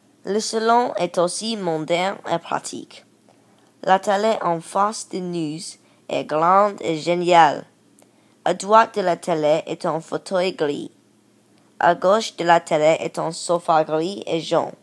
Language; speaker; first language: French; non-native, learner; English